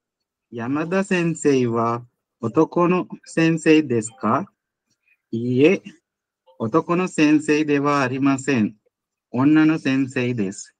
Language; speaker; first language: Japanese; non-native, learner; Sinhala